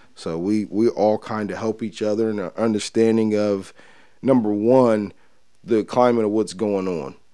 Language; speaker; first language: English; native; English